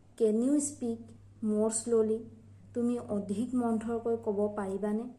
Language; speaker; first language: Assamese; native; Assamese